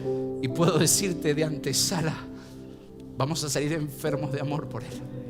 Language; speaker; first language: Spanish; native; Spanish